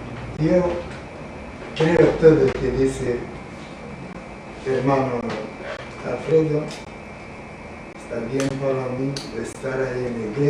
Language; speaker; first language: Spanish; non-native, learner; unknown